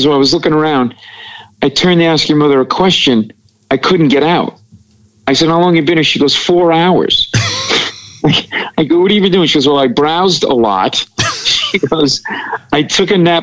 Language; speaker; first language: English; native; English